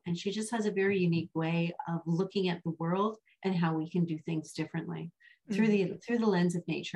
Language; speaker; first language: English; native; English